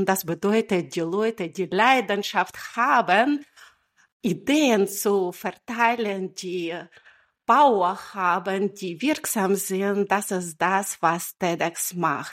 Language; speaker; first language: German; non-native, fluent; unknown